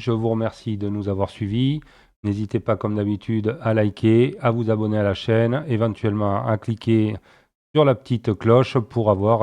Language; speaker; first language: French; native; French